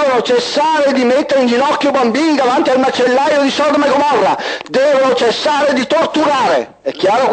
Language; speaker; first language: Italian; native; Italian